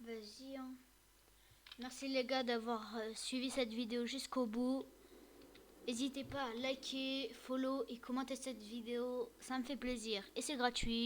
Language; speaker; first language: French; native; French